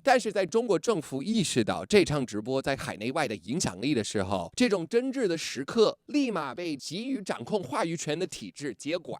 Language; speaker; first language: Chinese; non-native, fluent; English